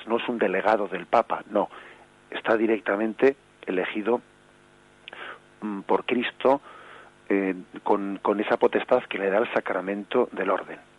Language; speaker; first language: Spanish; native; Spanish